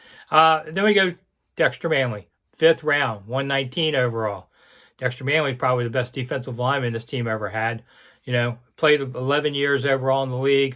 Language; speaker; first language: English; native; English